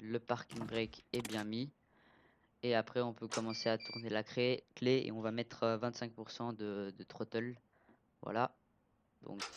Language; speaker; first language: French; native; French